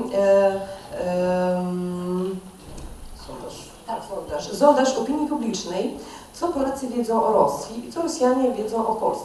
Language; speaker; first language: Polish; non-native, fluent; Russian